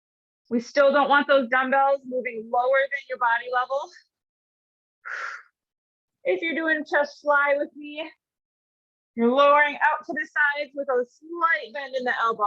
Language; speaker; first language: English; native; English